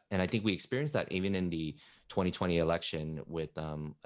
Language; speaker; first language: English; native; English